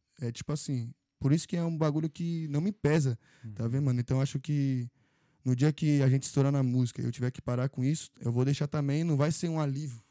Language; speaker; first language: Portuguese; native; Portuguese